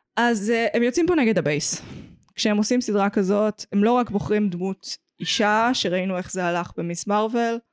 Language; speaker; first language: Hebrew; native; Hebrew